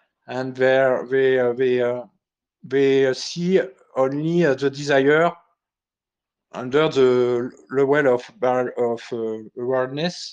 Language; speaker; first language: English; non-native, learner; French